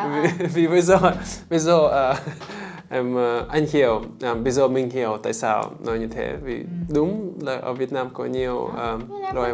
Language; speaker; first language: Vietnamese; non-native, learner; English